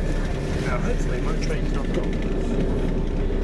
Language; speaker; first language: English; native; English